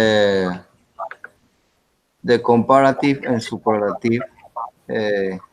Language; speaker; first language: English; non-native, learner; Spanish